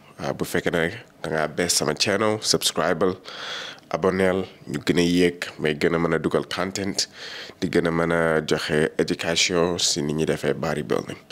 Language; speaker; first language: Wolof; early bilingual, heritage; Wolof